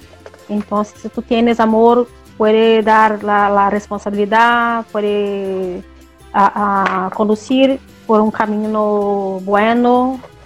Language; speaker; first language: Spanish; non-native, learner; Portuguese